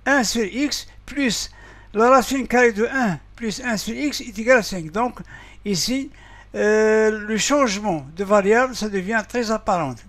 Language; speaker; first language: French; non-native, local second language; Arabic